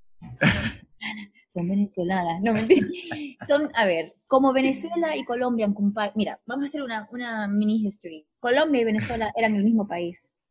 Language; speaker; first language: Spanish; native; Spanish